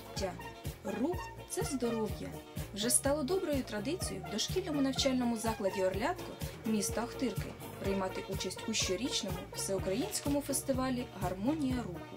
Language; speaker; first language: Ukrainian; native; Ukrainian